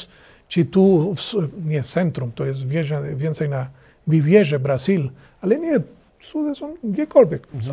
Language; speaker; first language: Polish; non-native, learner; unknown